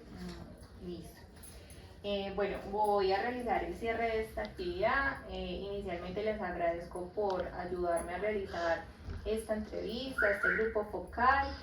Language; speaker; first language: Spanish; native; Spanish